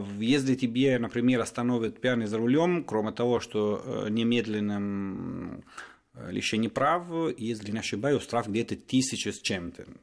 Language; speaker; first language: Russian; non-native, fluent; Italian